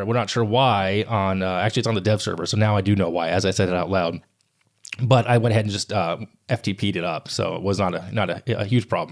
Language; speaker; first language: English; native; English